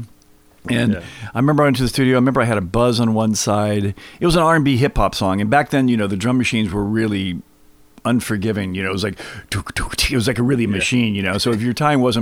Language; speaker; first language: English; native; English